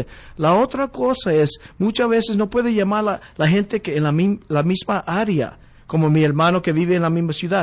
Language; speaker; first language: Spanish; early bilingual, heritage; Spanish